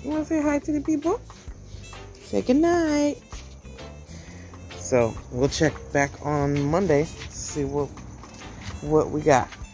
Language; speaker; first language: English; native; English